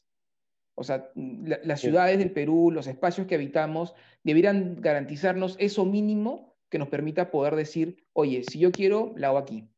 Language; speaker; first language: Spanish; native; Spanish